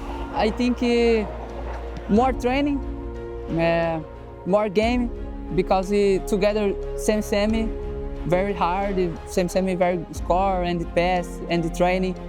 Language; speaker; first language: English; non-native, learner; Portuguese